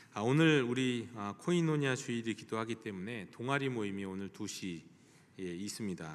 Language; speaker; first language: Korean; native; Korean